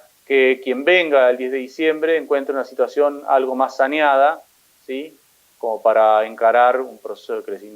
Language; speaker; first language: Spanish; native; Spanish